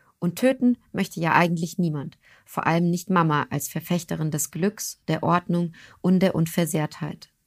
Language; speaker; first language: German; early bilingual, other home language; Turkish